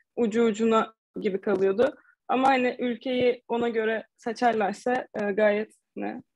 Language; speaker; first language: Turkish; native; Turkish